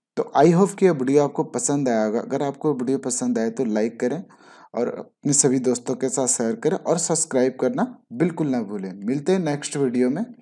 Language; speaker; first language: Hindi; native; Hindi